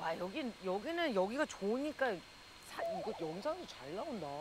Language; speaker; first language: Korean; native; Korean